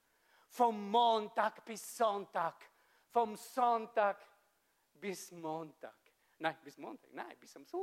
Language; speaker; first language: German; non-native, fluent; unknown